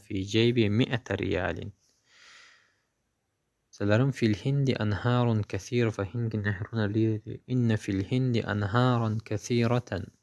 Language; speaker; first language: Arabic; non-native, fluent; Pashto